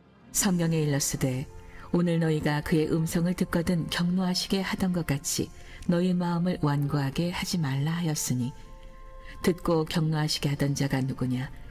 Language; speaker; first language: Korean; native; Korean